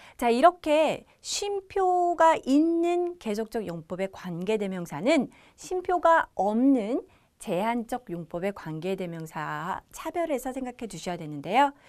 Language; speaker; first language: Korean; native; Korean